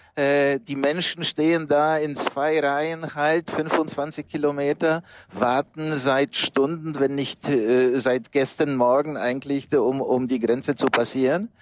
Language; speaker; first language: German; non-native, fluent; Polish